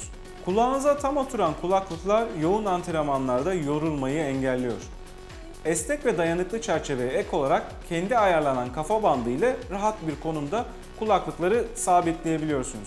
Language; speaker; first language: Turkish; native; Turkish